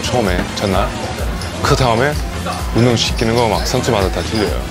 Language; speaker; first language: Korean; non-native, fluent; English